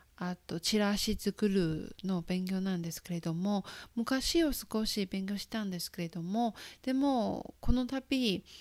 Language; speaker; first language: Japanese; non-native, fluent; Chinese